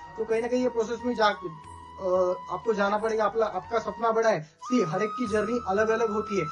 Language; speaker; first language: Hindi; non-native, local second language; Marathi